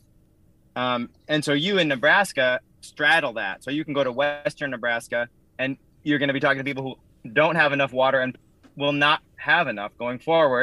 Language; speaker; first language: English; native; English